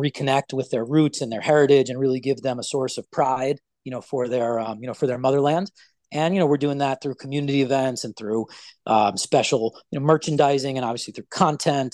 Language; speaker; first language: English; native; English